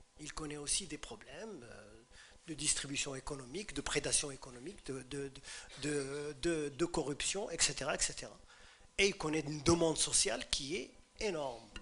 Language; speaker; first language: French; non-native, local second language; Arabic